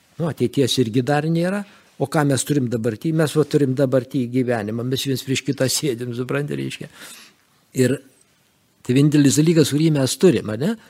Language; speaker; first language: Lithuanian; native; Lithuanian